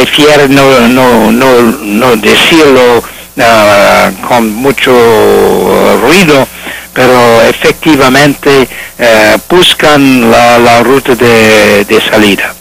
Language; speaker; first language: Spanish; non-native, fluent; French